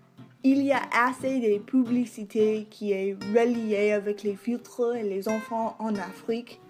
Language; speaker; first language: French; non-native, local second language; English